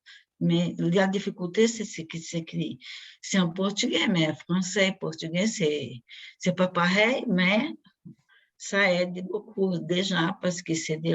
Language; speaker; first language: French; non-native, fluent; Portuguese